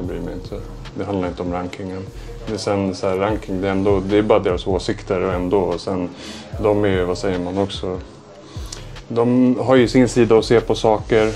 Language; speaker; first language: Swedish; native; Swedish